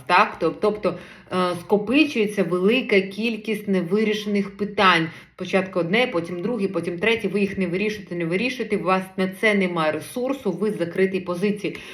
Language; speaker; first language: Ukrainian; non-native, local second language; Russian